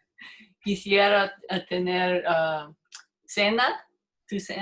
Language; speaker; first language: Spanish; non-native, learner; English